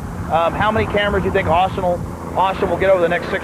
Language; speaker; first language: English; native; English